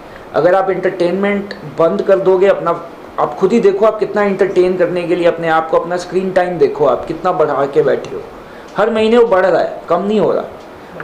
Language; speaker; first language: Hindi; native; Hindi